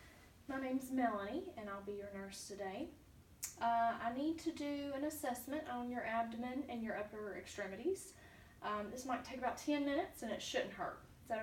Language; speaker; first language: English; native; English